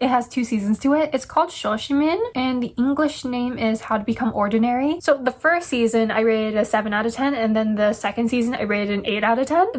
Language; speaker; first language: English; native; English